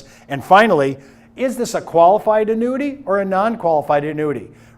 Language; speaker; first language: English; native; English